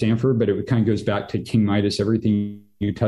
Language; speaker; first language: English; native; English